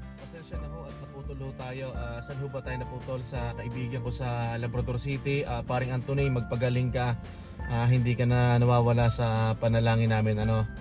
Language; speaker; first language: Filipino; native; Filipino